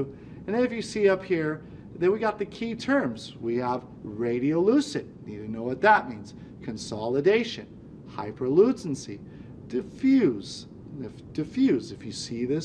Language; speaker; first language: English; native; English